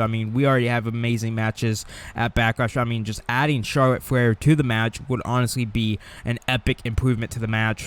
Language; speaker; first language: English; native; English